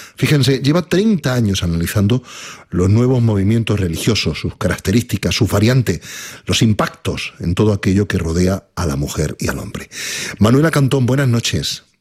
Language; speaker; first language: Spanish; native; Spanish